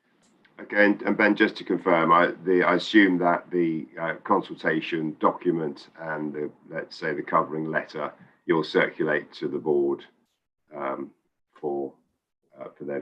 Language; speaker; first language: English; native; English